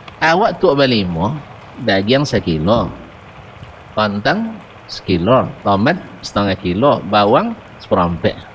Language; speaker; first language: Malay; non-native, local second language; Minangkabau